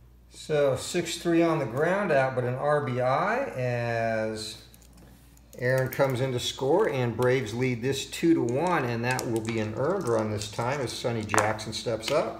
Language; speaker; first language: English; native; English